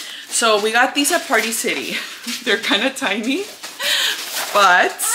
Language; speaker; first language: English; early bilingual, other home language; Spanish